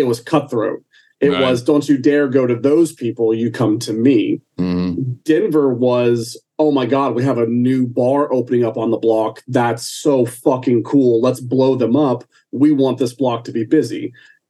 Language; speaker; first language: English; native; English